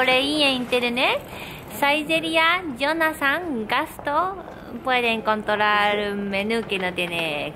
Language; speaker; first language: Spanish; non-native, learner; Japanese